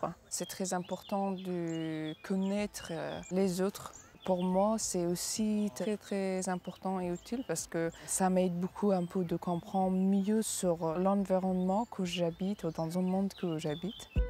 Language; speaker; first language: French; non-native, learner; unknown